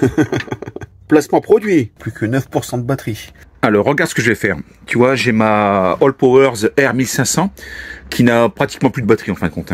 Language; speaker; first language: French; native; French